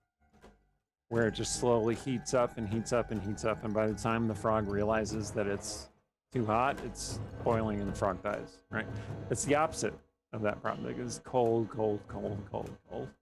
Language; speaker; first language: English; native; English